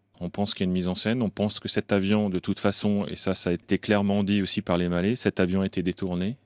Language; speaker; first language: French; native; French